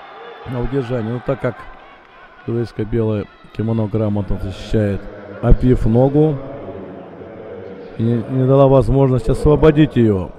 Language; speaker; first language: Russian; native; Russian